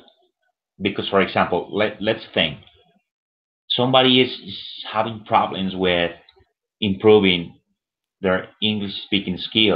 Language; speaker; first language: English; non-native, fluent; Spanish